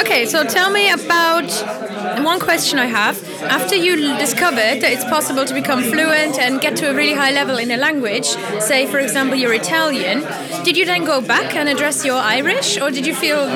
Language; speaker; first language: English; non-native, fluent; German